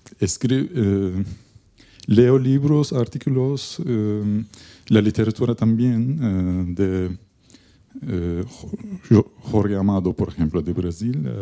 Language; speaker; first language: Spanish; non-native, learner; Turkish